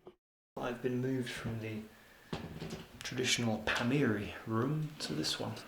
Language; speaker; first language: English; native; English